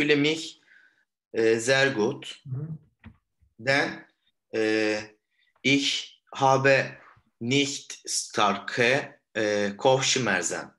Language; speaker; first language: German; non-native, learner; Turkish